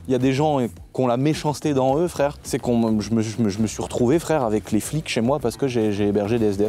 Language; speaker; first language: French; native; French